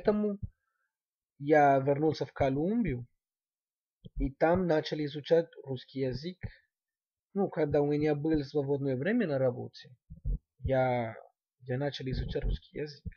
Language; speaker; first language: Russian; non-native, learner; Spanish